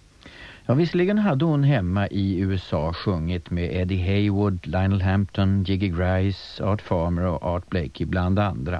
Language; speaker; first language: Swedish; native; Swedish